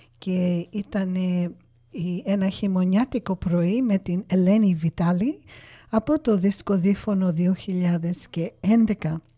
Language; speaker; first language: Greek; early bilingual, heritage; Greek